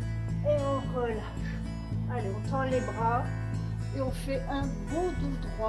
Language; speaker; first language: French; native; French